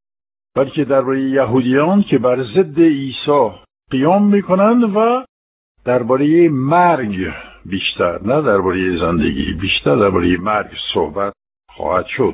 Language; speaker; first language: Persian; non-native, fluent; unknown